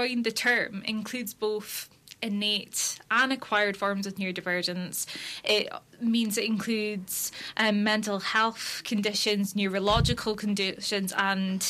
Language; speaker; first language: English; native; English